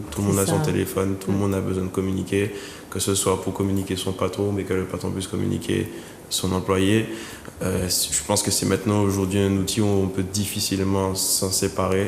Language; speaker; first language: French; native; French